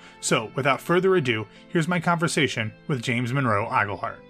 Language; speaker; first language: English; native; English